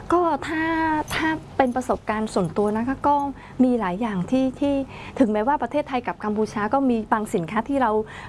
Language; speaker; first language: Thai; non-native, fluent; Khmer